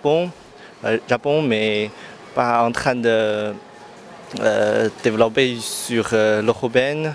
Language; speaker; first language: French; non-native, learner; Chinese